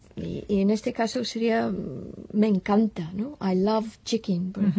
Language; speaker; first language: Spanish; non-native, fluent; English